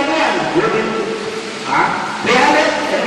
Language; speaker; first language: Filipino; native; Filipino